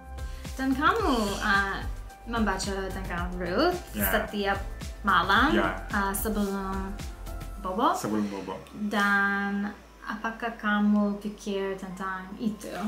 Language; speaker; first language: Indonesian; non-native, learner; English